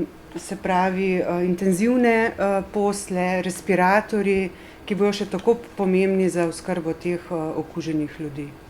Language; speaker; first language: Slovenian; native; Slovenian